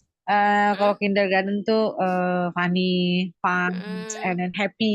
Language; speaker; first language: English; non-native, learner; Indonesian